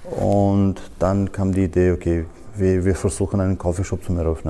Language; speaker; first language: German; non-native, fluent; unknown